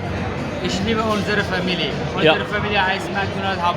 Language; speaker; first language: German; non-native, learner; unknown